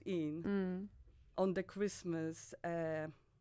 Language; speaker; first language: English; non-native, fluent; Polish